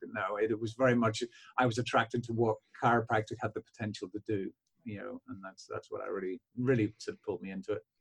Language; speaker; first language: English; native; English